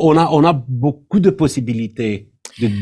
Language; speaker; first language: French; non-native, fluent; Romanian